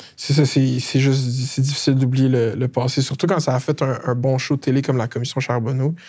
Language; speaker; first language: French; native; French